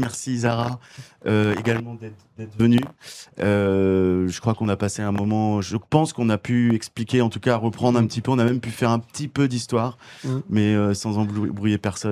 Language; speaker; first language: French; native; French